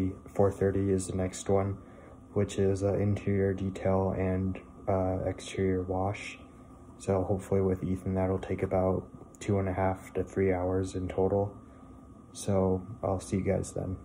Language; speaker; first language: English; native; English